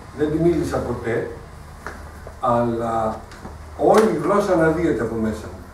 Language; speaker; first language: Greek; non-native, local second language; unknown